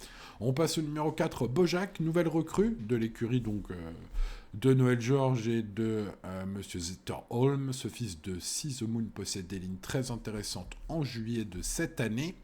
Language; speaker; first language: French; native; French